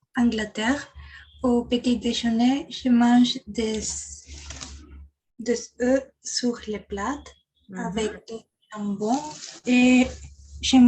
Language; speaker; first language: French; non-native, learner; Spanish